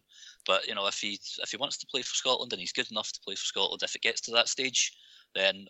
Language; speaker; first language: English; native; English